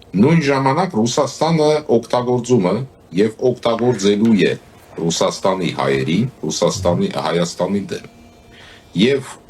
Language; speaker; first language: Armenian; native; Armenian